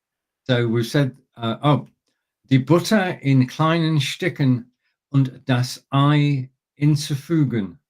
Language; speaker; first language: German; non-native, learner; English